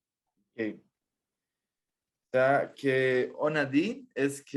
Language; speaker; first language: French; non-native, fluent; Spanish